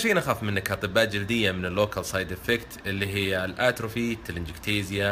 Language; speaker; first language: Arabic; native; Arabic